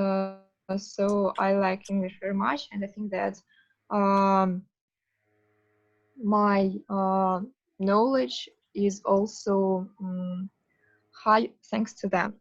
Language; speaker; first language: English; non-native, fluent; Russian